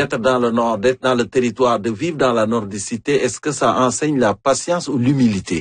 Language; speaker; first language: French; native; French